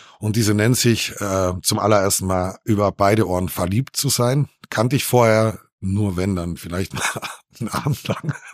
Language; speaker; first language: German; native; German